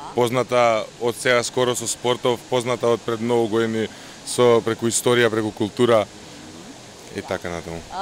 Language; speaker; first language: Macedonian; native; Macedonian